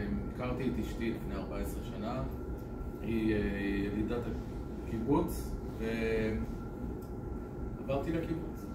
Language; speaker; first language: Hebrew; native; Hebrew